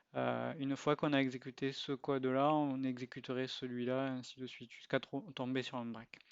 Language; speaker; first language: French; native; French